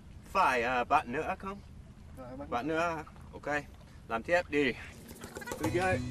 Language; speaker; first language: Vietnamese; non-native, learner; English